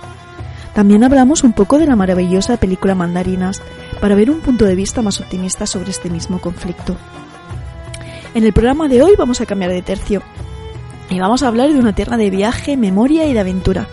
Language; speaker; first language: Spanish; native; Spanish